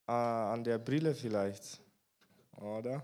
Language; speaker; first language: German; non-native, fluent; Bulgarian